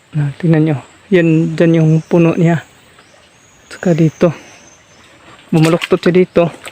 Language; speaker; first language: Filipino; native; Filipino